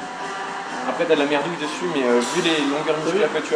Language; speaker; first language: French; native; French